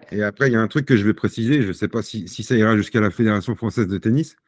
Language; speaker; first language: French; native; French